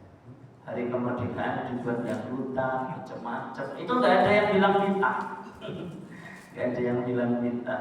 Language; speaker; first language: Indonesian; native; Indonesian